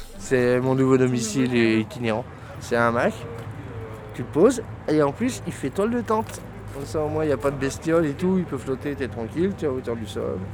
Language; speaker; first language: French; native; French